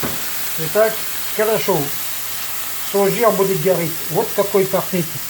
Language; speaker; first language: Russian; non-native, learner; French